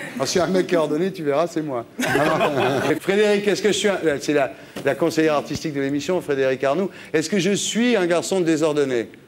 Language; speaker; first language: French; native; French